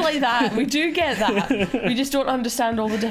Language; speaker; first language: English; native; English